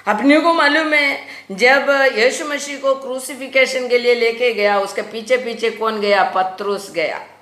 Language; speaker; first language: Hindi; non-native, local second language; Malayalam